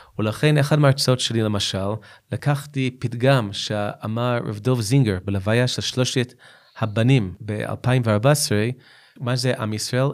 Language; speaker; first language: Hebrew; non-native, fluent; English